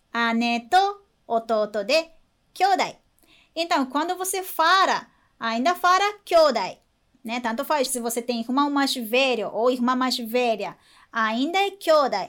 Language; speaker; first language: Portuguese; non-native, fluent; Japanese